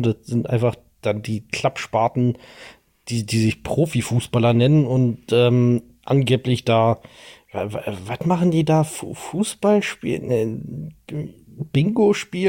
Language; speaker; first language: German; native; German